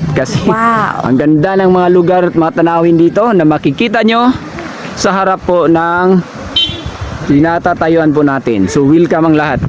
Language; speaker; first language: Filipino; non-native, local second language; Cebuano